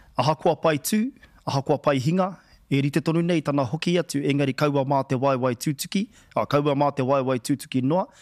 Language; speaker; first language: Māori; non-native, local second language; English